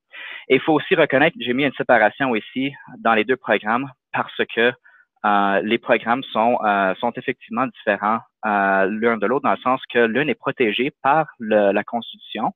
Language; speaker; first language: French; native; French